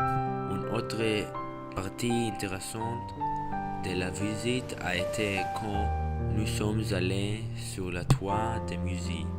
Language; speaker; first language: French; non-native, learner; English